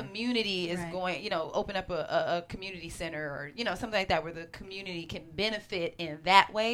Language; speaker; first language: English; native; English